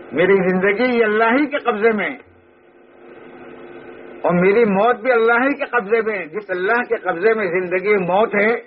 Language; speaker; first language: Urdu; native; Urdu